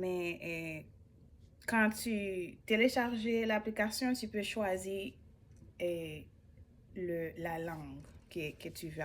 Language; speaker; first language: French; non-native, learner; English